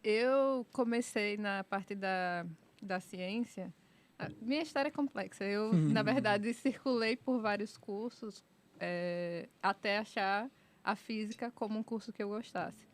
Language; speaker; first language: Portuguese; native; Portuguese